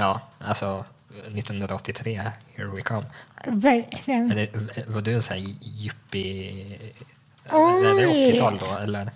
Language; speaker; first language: Swedish; native; Swedish